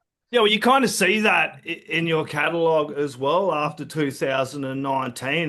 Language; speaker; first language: English; native; English